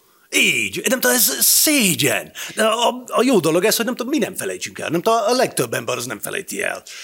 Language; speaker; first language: Hungarian; non-native, fluent; English